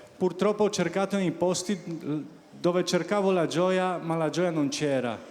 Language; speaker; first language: Italian; non-native, fluent; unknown